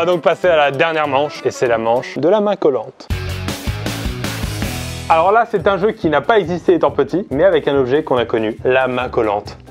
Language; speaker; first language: French; native; French